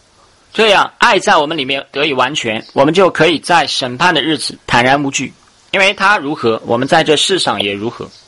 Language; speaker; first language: Chinese; native; Chinese